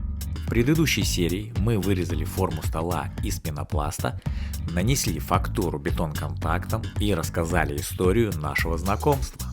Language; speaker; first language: Russian; native; Russian